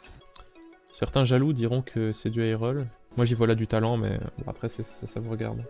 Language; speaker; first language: French; native; French